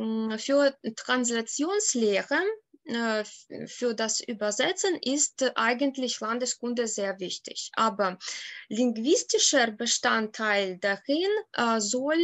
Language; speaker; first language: German; non-native, fluent; Ukrainian